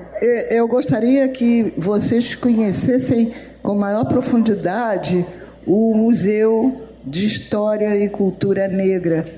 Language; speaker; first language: Portuguese; native; Portuguese